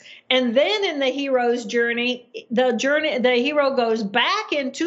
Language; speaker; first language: English; native; English